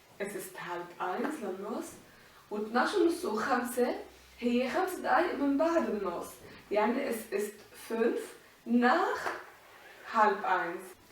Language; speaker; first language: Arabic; native; Arabic